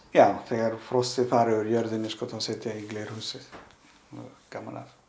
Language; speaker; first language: Icelandic; non-native, fluent; Marathi